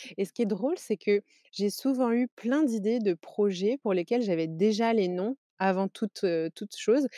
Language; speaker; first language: French; native; French